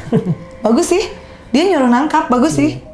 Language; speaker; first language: Indonesian; native; Indonesian